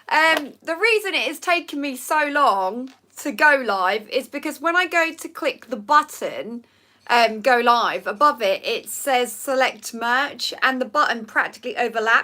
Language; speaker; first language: English; native; English